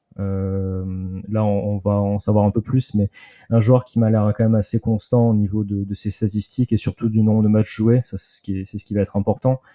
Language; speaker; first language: French; native; French